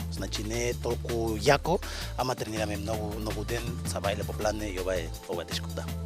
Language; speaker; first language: Macedonian; non-native, learner; Spanish